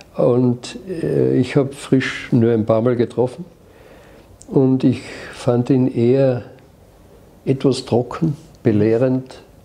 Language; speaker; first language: German; native; German